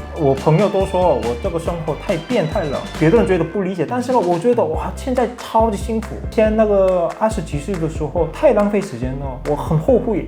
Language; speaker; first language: Chinese; non-native, fluent; Korean